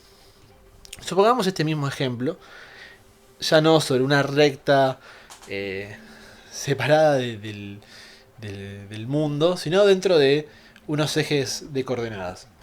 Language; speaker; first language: Spanish; native; Spanish